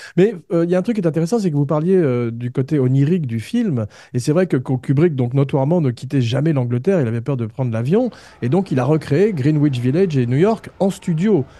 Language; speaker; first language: French; native; French